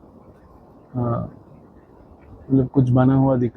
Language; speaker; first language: Hindi; non-native, local second language; Bangla